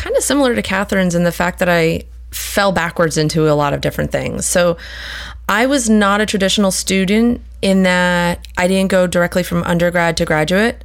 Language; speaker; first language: English; native; English